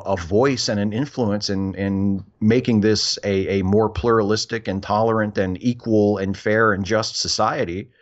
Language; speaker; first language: English; native; English